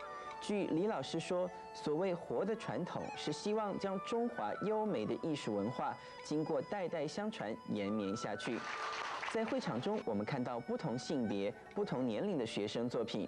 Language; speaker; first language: Chinese; native; Chinese